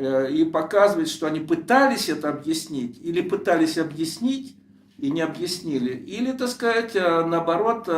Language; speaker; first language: Russian; native; Russian